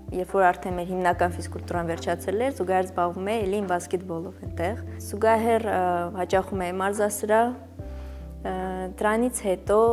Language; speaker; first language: Armenian; native; Armenian